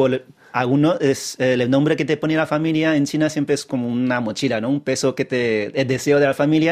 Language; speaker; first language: Spanish; early bilingual, other home language; Chinese